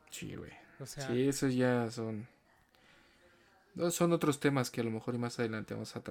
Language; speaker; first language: Spanish; native; Spanish